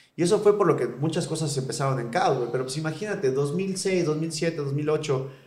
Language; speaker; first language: Spanish; native; Spanish